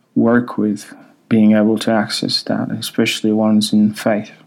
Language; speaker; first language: English; early bilingual, other home language; Swahili